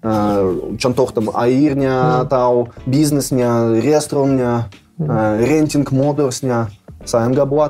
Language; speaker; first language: Indonesian; non-native, learner; Russian